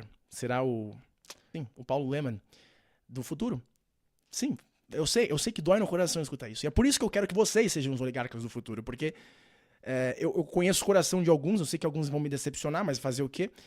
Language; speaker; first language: Portuguese; native; Portuguese